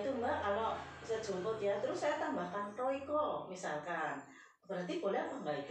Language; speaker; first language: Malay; non-native, local second language; Javanese